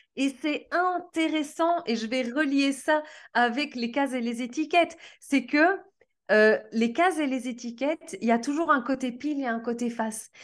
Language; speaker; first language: French; early bilingual, other home language; Portuguese